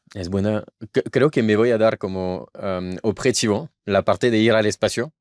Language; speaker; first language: Spanish; non-native, fluent; French